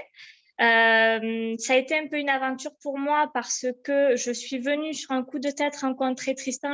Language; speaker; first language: French; native; French